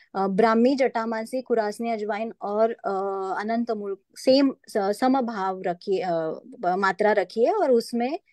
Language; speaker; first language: Hindi; non-native, local second language; Marathi